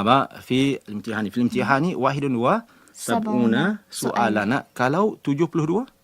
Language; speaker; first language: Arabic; non-native, fluent; Malay